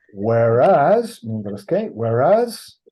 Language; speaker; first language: Spanish; non-native, fluent; English